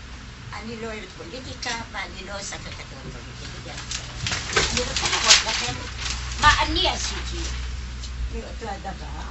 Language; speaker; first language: Hebrew; non-native, fluent; German